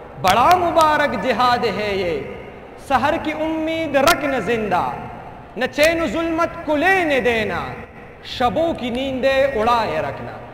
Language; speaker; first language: Urdu; non-native, local second language; Pashto